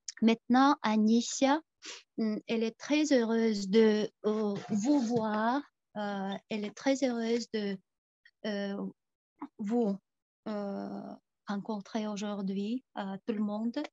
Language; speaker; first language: French; non-native, fluent; Tuvinian